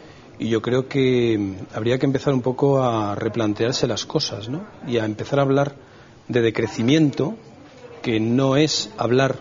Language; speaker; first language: Spanish; native; Spanish